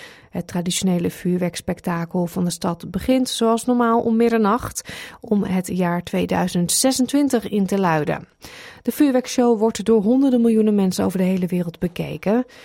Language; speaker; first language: Dutch; native; Dutch